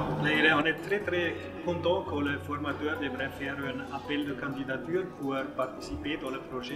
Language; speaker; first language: French; non-native, fluent; German